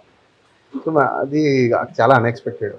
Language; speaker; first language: Telugu; non-native, fluent; Tamil